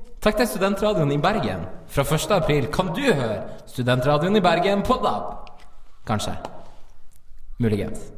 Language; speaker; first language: Norwegian; native; Norwegian